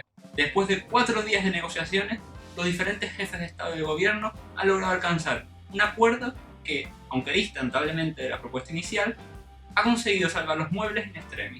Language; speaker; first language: Spanish; native; Spanish